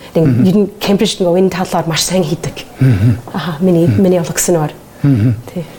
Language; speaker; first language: Mongolian; non-native, learner; English